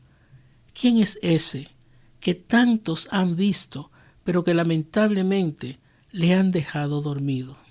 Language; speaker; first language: Spanish; native; Spanish